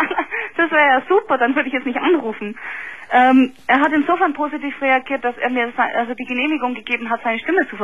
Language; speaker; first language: German; native; German